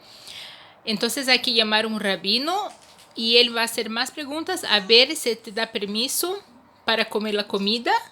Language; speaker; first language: Spanish; non-native, fluent; Portuguese